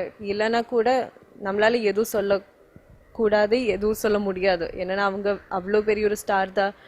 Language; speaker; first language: Tamil; non-native, learner; Malayalam